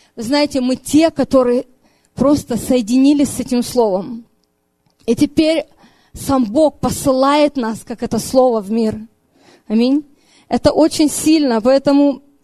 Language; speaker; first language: Russian; early bilingual, heritage; Russian